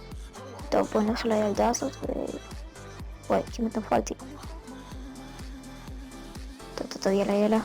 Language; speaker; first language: Hebrew; native; Hebrew